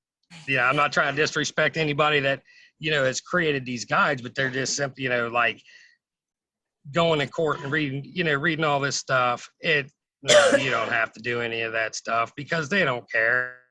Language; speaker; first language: English; native; English